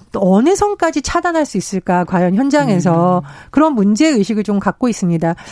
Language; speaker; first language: Korean; native; Korean